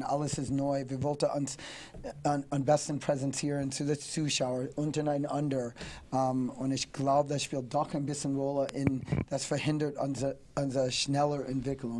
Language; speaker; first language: German; non-native, fluent; English